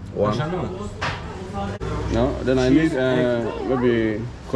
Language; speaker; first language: English; non-native, learner; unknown